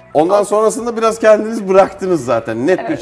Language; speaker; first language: Turkish; native; Turkish